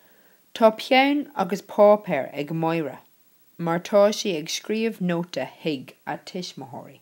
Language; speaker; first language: Irish; non-native, local second language; English